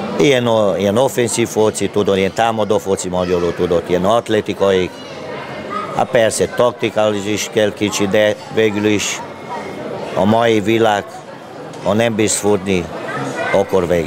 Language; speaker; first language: Hungarian; non-native, fluent; Romanian